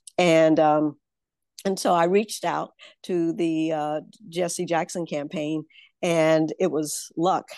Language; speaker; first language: English; native; English